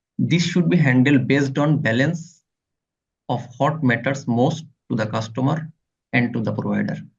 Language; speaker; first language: English; non-native, local second language; Bangla